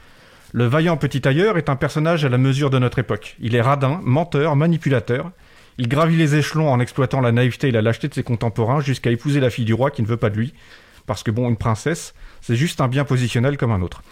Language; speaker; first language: French; native; French